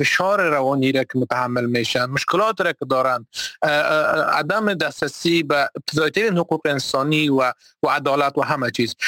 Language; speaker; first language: Persian; non-native, local second language; Turkmen